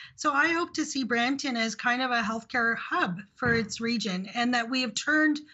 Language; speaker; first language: English; early bilingual, other home language; Hindi